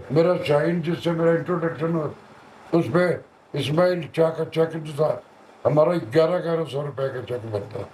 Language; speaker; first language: Urdu; non-native, local second language; Punjabi